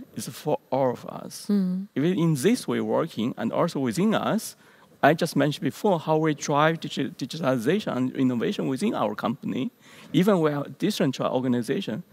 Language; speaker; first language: English; non-native, learner; Chinese